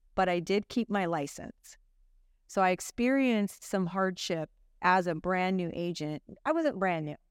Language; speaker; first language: English; native; English